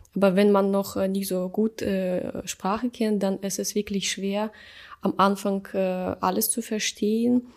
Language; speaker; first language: German; non-native, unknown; Russian